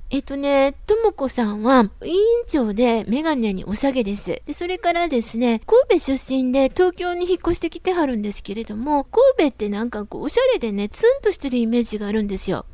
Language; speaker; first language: Japanese; native; Japanese